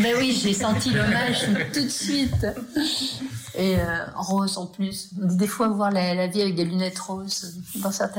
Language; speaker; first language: French; native; French